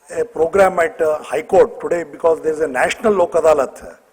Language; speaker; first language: English; non-native, local second language; Kannada